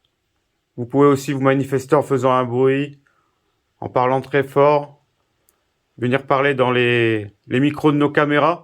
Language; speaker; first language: French; native; French